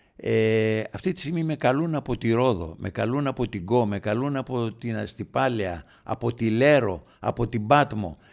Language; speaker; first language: Greek; native; Greek